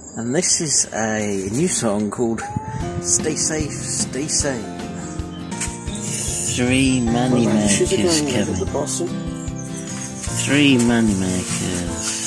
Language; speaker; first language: English; native; English